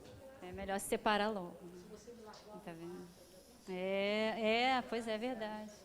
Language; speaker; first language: Portuguese; native; Portuguese